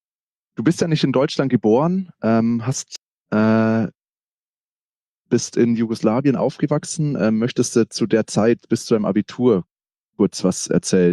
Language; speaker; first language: German; native; German